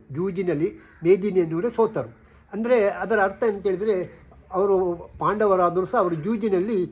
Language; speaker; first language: Kannada; native; Kannada